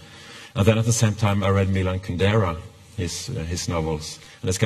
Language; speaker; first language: English; non-native, fluent; Norwegian